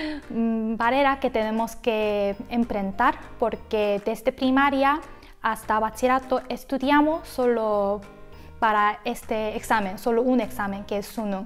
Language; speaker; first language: Spanish; non-native, fluent; Korean